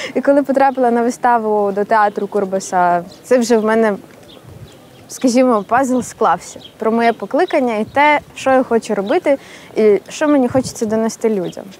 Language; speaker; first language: Ukrainian; native; Ukrainian